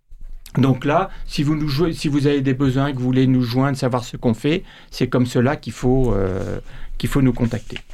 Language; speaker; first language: French; native; French